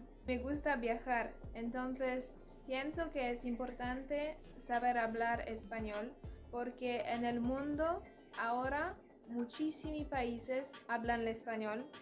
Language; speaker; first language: Spanish; non-native, learner; French